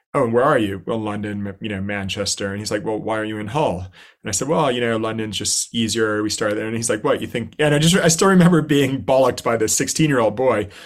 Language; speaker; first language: English; native; English